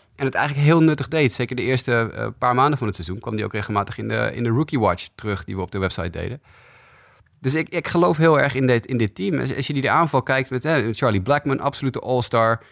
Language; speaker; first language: Dutch; native; Dutch